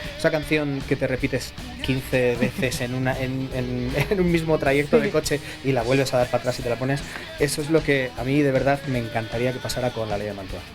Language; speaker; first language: Spanish; native; Spanish